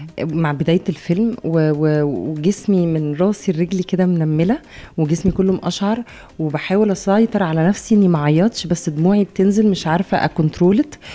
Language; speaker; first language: Arabic; native; Arabic